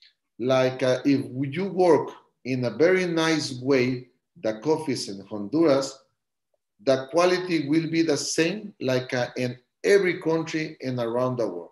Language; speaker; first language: English; non-native, learner; Spanish